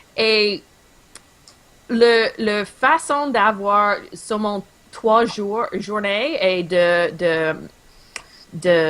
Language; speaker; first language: French; non-native, local second language; English